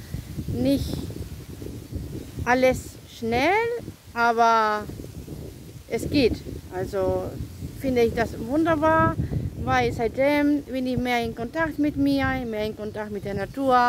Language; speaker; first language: German; non-native, fluent; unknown